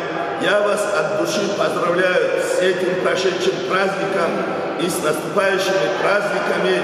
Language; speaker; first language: Russian; non-native, local second language; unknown